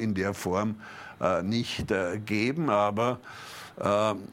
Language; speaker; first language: German; native; German